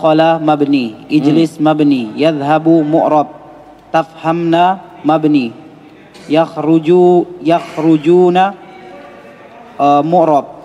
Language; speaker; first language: Arabic; non-native, learner; Indonesian